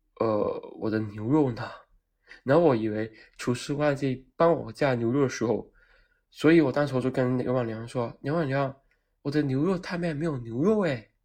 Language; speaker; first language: Chinese; non-native, local second language; Cantonese